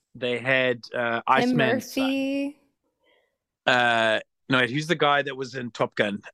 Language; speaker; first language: English; native; English